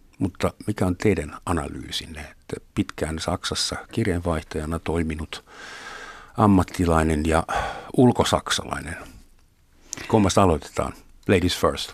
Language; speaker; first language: Finnish; non-native, fluent; German